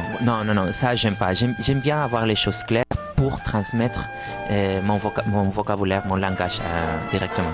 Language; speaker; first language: French; non-native, fluent; Spanish